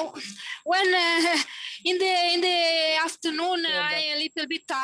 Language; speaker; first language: English; non-native, learner; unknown